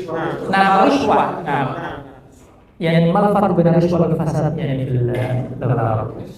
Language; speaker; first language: Arabic; non-native, learner; Indonesian